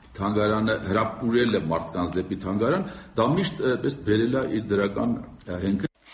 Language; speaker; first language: Armenian; native; Armenian